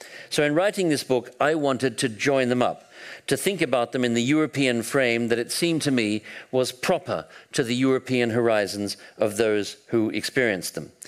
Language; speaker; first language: English; native; English